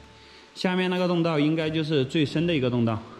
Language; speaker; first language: Chinese; native; Chinese